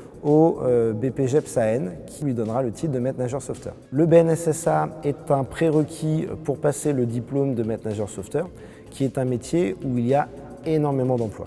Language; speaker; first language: French; native; French